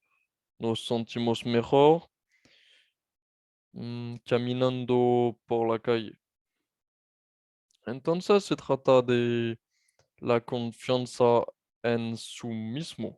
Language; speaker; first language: Spanish; non-native, fluent; French